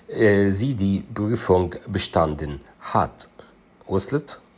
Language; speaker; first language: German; non-native, fluent; Arabic